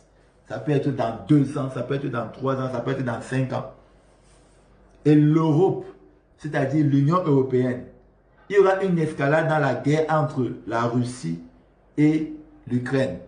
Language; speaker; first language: French; non-native, local second language; Malagasy